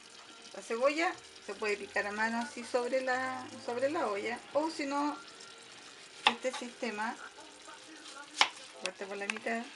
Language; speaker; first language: Spanish; native; Spanish